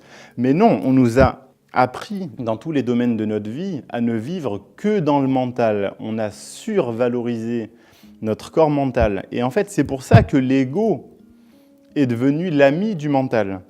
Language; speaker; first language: French; native; French